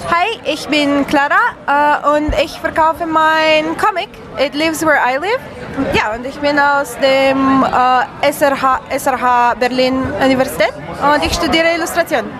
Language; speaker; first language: German; non-native, learner; Romanian